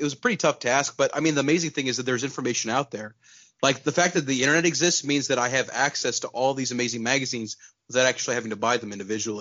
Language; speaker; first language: English; non-native, local second language; Urdu